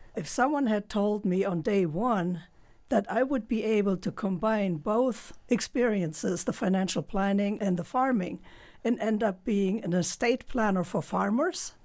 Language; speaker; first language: English; non-native, fluent; German